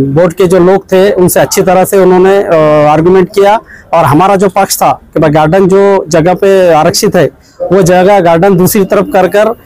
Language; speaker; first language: Hindi; non-native, local second language; Urdu